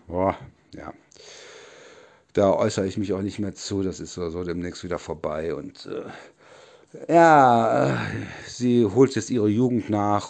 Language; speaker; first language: German; native; German